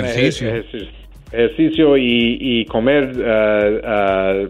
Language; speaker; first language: Spanish; non-native, fluent; English